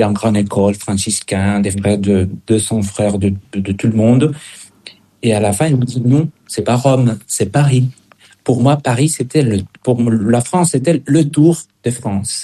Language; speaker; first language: French; non-native, fluent; Spanish